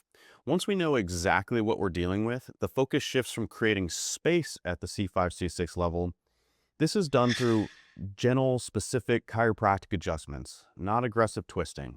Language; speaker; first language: English; native; English